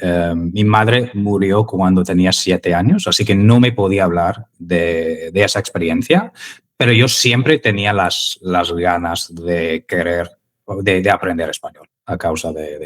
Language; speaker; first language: Spanish; non-native, fluent; English